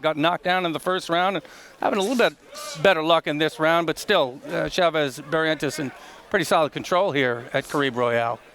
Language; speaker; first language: English; native; English